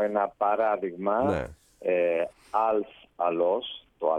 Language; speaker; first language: Greek; non-native, fluent; Italian